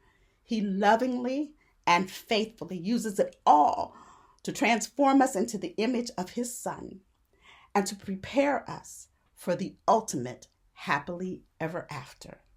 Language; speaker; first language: English; native; English